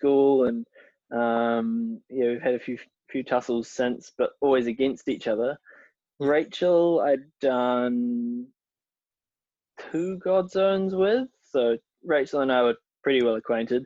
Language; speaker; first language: English; native; English